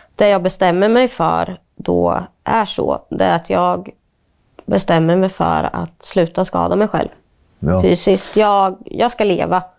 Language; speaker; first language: Swedish; native; Swedish